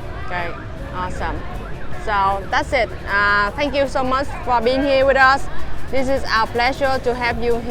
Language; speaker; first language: English; non-native, fluent; Vietnamese